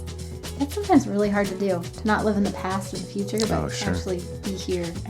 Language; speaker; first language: English; native; English